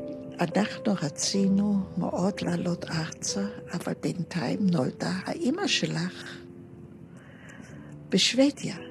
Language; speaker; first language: Hebrew; non-native, fluent; German